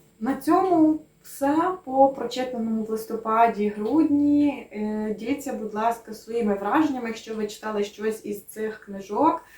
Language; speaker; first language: Ukrainian; native; Ukrainian